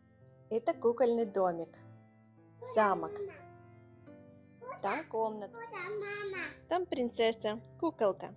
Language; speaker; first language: Russian; native; Russian